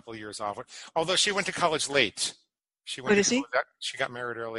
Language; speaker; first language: English; native; English